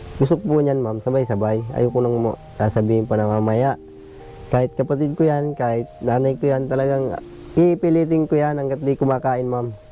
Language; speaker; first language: Filipino; native; Filipino